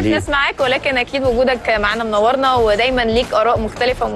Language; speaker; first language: Arabic; native; Arabic